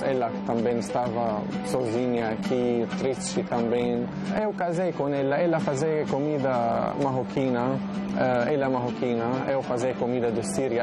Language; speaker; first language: Portuguese; non-native, learner; Arabic